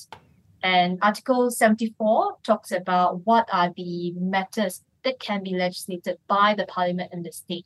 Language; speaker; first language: English; non-native, local second language; Chinese